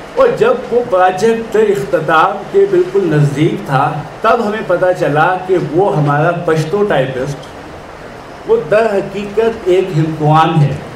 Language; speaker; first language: Urdu; non-native, local second language; Punjabi